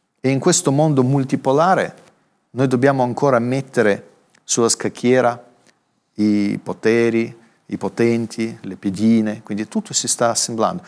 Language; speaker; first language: Italian; non-native, fluent; Russian